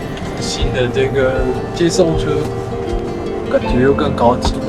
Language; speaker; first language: Chinese; native; Chinese